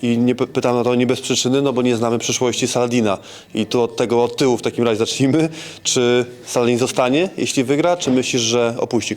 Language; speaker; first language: Polish; native; Polish